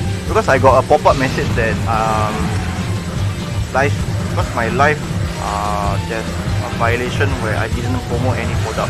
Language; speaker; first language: English; non-native, local second language; Malay